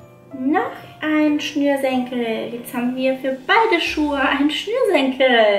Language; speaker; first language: German; native; German